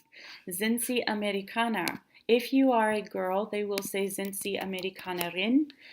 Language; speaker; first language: German; non-native, fluent; English